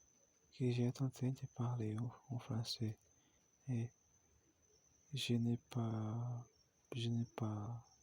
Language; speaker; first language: French; non-native, learner; Portuguese